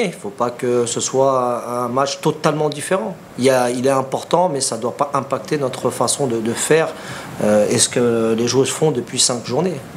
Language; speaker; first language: French; native; French